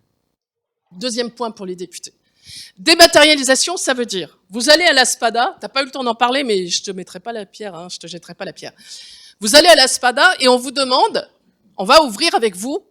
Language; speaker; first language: French; native; French